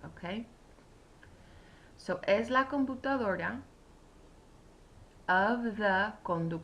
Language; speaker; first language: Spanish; non-native, fluent; English